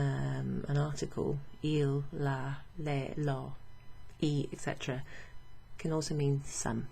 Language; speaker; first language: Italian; non-native, fluent; English